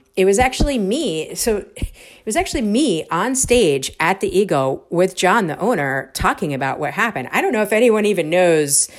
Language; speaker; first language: English; native; English